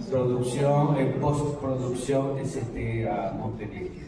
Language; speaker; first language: French; non-native, learner; Spanish